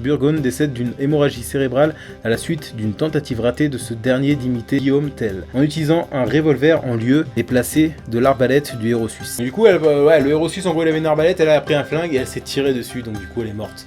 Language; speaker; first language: French; native; French